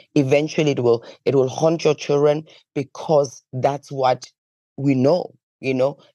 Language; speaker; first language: English; non-native, local second language; Zulu